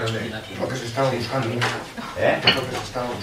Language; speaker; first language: Spanish; native; Spanish